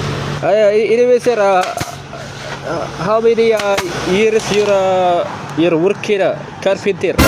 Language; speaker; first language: English; non-native, local second language; Cebuano